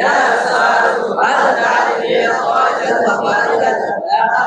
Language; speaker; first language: Arabic; non-native, learner; Bangla